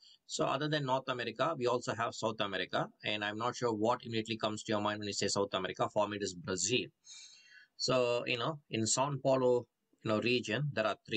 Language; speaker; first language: English; non-native, local second language; Tamil